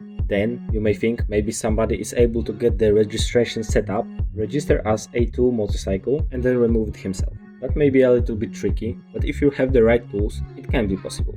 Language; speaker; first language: English; non-native, fluent; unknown